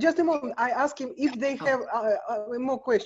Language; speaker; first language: English; non-native, learner; Russian